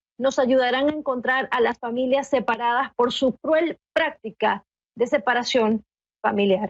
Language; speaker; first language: Spanish; native; Spanish